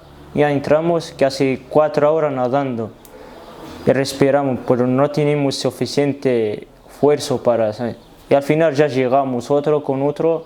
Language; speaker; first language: Spanish; non-native, learner; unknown